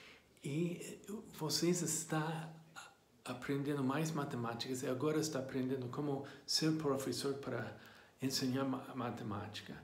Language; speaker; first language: Portuguese; non-native, fluent; English